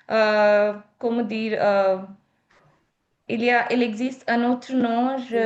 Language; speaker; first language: French; non-native, learner; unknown